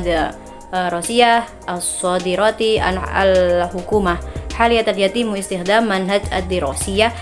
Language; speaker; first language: Arabic; non-native, learner; Indonesian